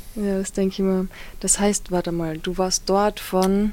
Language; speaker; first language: German; native; German